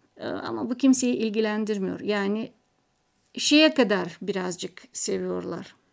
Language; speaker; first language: Turkish; non-native, fluent; Russian